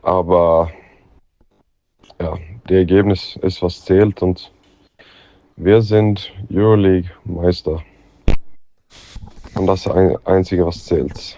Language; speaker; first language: German; non-native, learner; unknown